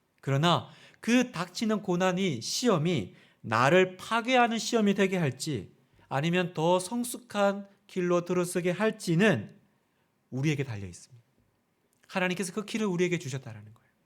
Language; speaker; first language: Korean; native; Korean